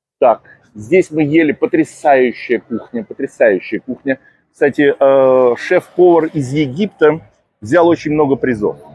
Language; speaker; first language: Russian; native; Russian